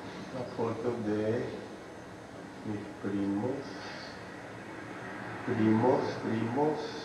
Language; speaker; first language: Spanish; early bilingual, heritage; English